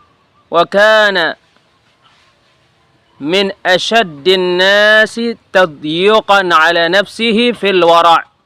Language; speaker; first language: Arabic; non-native, fluent; Indonesian